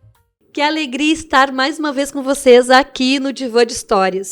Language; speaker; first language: Portuguese; native; Portuguese